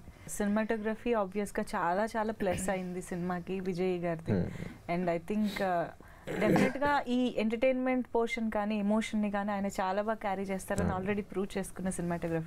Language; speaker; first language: Telugu; native; Telugu